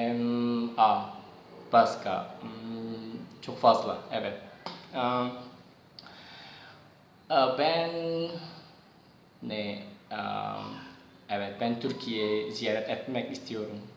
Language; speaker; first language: Turkish; non-native, learner; Javanese